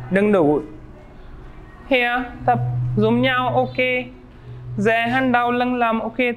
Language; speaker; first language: Vietnamese; non-native, learner; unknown